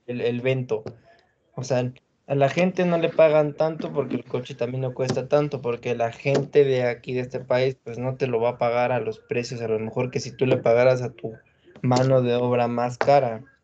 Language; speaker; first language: Spanish; native; Spanish